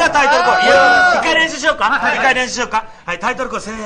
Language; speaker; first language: Japanese; native; Japanese